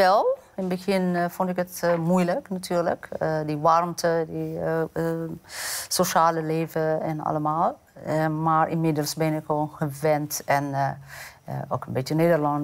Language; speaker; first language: Dutch; non-native, fluent; Amharic